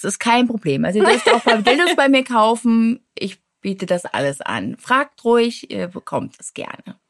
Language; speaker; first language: German; native; German